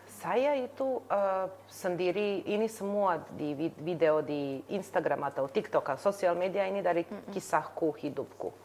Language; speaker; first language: Indonesian; non-native, learner; Serbian